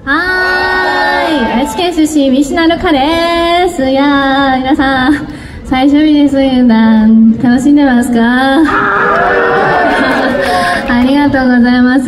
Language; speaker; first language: Japanese; native; Japanese